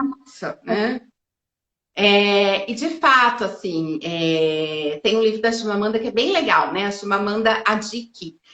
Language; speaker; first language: Portuguese; native; Portuguese